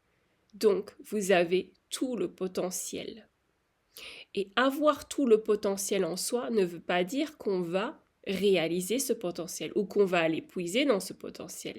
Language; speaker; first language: French; native; French